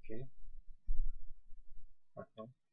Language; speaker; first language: French; native; French